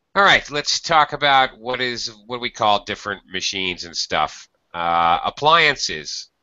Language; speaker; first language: English; native; English